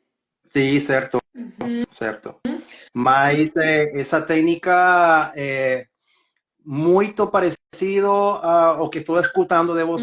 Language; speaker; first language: Portuguese; non-native, learner; Spanish